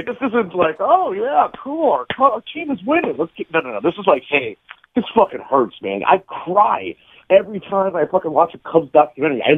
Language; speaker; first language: English; native; English